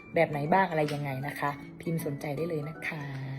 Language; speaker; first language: Thai; native; Thai